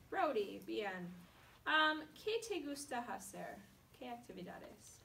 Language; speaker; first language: Spanish; non-native, fluent; English